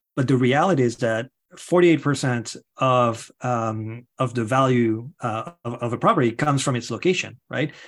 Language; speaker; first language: English; non-native, fluent; French